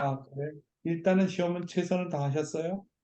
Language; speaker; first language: Korean; native; Korean